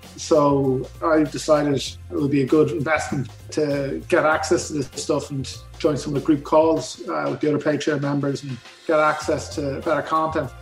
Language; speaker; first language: English; native; English